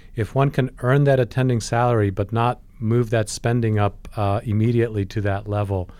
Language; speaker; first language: English; non-native, fluent; Polish